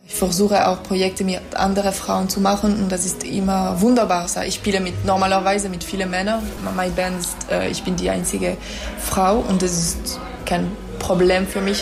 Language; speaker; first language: German; non-native, fluent; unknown